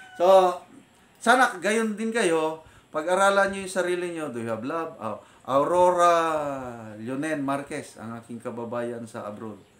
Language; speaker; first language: Filipino; non-native, local second language; Iloko